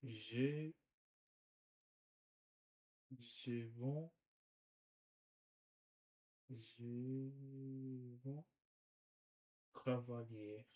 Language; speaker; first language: French; non-native, learner; Portuguese